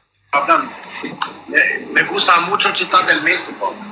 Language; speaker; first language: Spanish; non-native, learner; Albanian